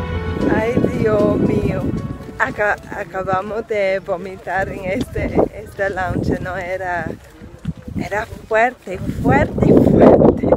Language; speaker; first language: Spanish; non-native, learner; English